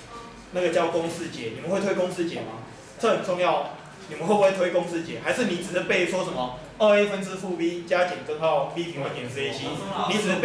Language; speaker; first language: Chinese; native; Chinese